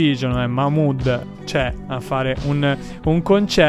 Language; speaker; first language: Italian; native; Italian